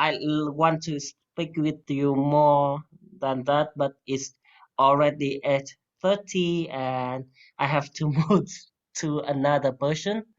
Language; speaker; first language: English; non-native, fluent; Vietnamese